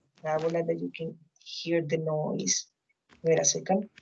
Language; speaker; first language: English; non-native, fluent; Spanish